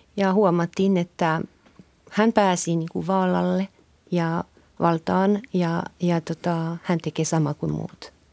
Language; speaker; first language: Finnish; non-native, fluent; French